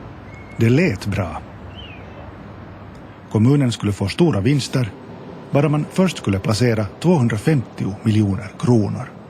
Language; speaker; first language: Swedish; native; Swedish